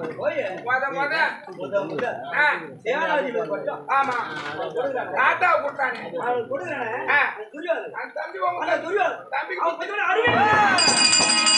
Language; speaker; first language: Tamil; native; Tamil